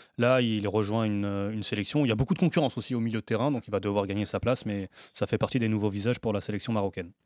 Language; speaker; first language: French; native; French